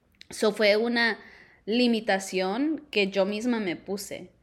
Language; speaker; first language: Spanish; early bilingual, heritage; Spanish